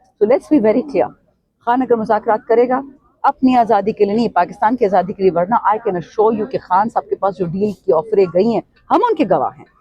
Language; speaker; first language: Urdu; non-native, local second language; Pashto